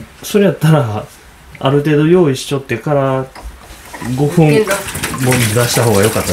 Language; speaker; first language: Japanese; native; Japanese